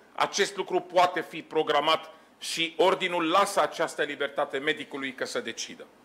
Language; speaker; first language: Romanian; non-native, fluent; Arabic